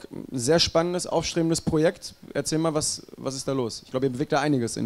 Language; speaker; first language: German; native; German